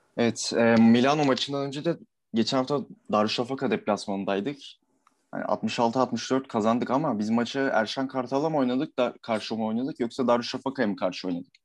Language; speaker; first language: Turkish; native; Turkish